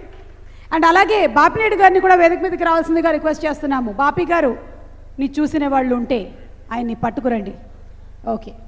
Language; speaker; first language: Telugu; native; Telugu